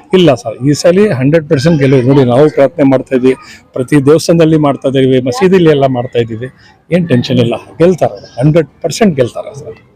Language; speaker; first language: Kannada; non-native, local second language; Urdu